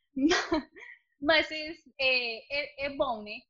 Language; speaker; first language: Portuguese; non-native, learner; Spanish